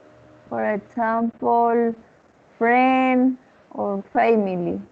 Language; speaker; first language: English; non-native, learner; Spanish